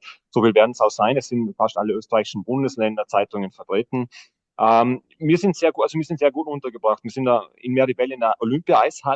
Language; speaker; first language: German; native; German